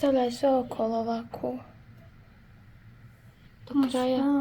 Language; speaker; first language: Bosnian; native; Bosnian